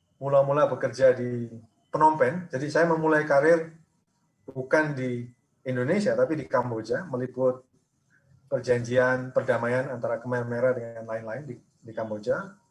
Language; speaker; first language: Indonesian; native; Indonesian